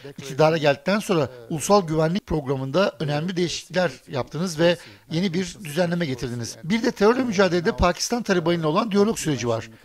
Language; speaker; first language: Turkish; native; Turkish